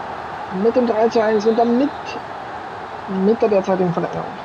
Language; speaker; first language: German; native; German